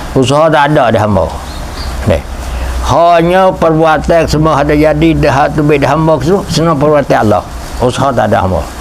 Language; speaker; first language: Malay; native; Malay